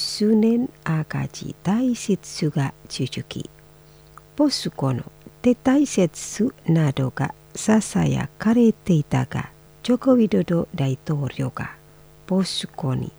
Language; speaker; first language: Japanese; non-native, fluent; Indonesian